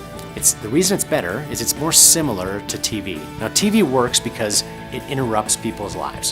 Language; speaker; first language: English; native; English